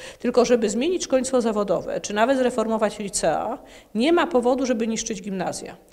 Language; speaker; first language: Polish; native; Polish